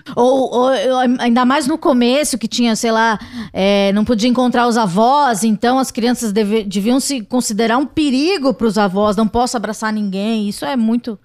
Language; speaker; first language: Portuguese; native; Portuguese